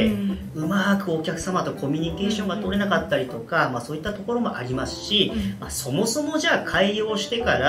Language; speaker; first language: Japanese; native; Japanese